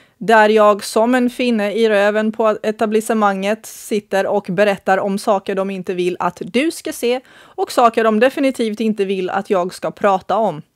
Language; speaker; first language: Swedish; early bilingual, other home language; Bosnian